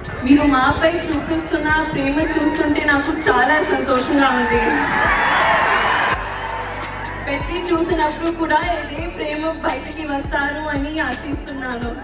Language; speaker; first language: Telugu; non-native, learner; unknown